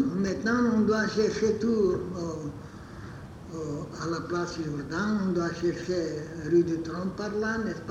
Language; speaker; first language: French; non-native, fluent; Bulgarian